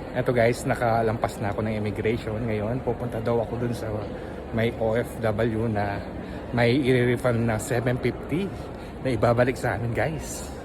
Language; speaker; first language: Filipino; native; Filipino